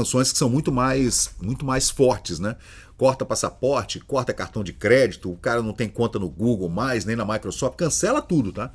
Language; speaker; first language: Portuguese; native; Portuguese